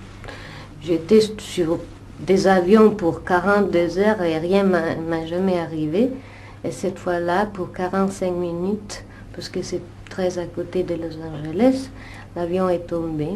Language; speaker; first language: French; non-native, fluent; Italian